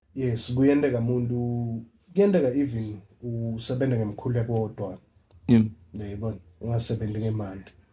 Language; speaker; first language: Zulu; non-native, local second language; Swati